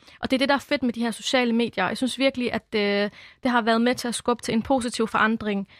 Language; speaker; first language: Danish; early bilingual, other home language; Arabic